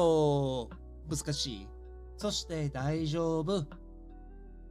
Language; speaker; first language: Japanese; non-native, learner; English